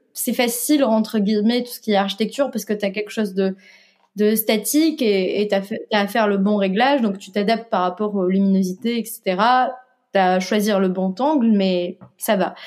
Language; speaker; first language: French; non-native, local second language; Arabic